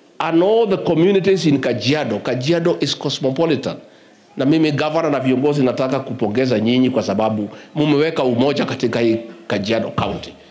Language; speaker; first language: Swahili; non-native, local second language; Kikuyu